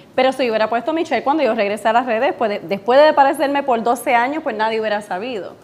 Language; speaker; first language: Spanish; native; Spanish